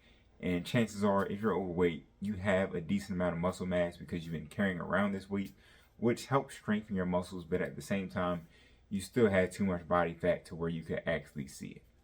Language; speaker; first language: English; native; English